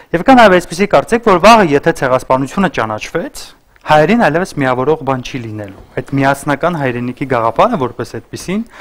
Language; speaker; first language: Armenian; native; Armenian